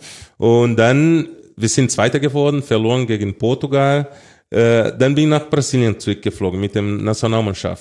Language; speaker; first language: German; non-native, fluent; Portuguese